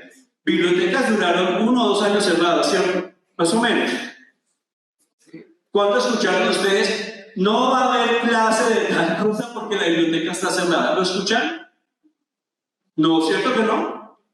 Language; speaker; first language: Spanish; native; Spanish